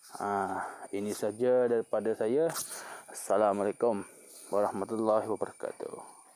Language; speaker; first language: Malay; native; Malay